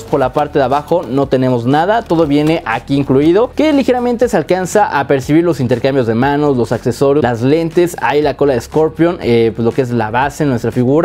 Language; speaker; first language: Spanish; native; Spanish